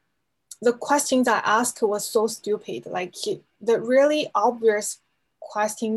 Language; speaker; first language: English; non-native, fluent; Chinese